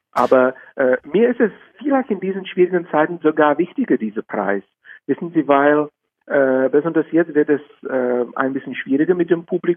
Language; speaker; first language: German; non-native, fluent; Czech